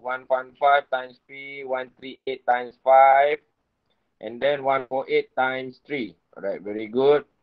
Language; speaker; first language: English; non-native, local second language; Malay